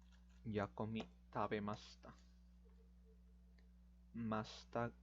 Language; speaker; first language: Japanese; non-native, fluent; Spanish